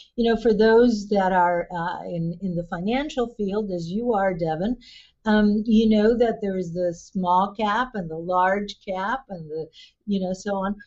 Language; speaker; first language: English; early bilingual, other home language; Spanish